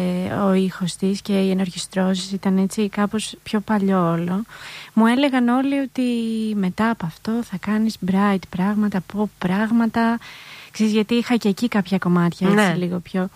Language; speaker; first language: Greek; native; Greek